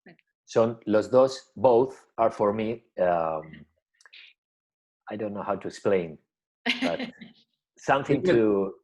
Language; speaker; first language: English; non-native, learner; Spanish